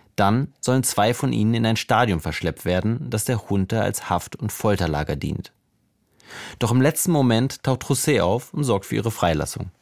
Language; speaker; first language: German; native; German